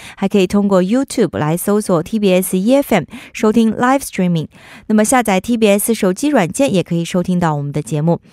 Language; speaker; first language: Chinese; native; Chinese